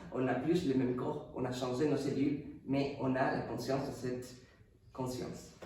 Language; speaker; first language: French; non-native, fluent; Spanish